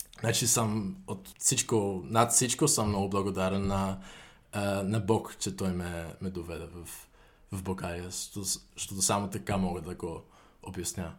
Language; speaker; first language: Bulgarian; non-native, fluent; Dutch